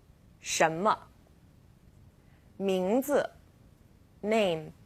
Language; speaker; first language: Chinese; non-native, fluent; English